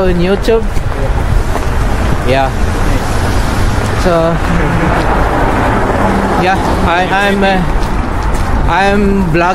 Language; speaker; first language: English; non-native, local second language; Filipino